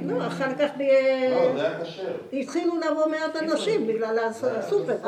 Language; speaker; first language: Hebrew; non-native, fluent; Spanish